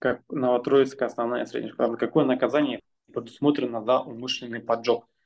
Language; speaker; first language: Russian; non-native, local second language; Kazakh